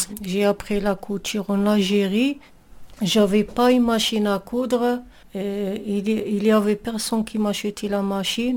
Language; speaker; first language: French; non-native, local second language; Arabic